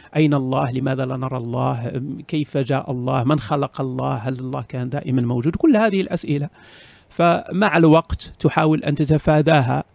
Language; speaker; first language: Arabic; native; Arabic